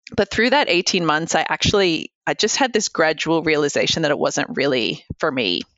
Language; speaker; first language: English; native; English